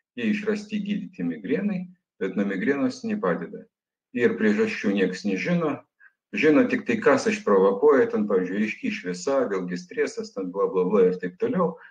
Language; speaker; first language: Lithuanian; non-native, local second language; Russian